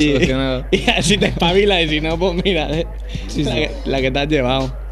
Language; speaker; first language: Spanish; native; Spanish